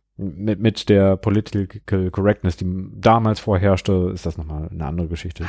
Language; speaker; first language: German; native; German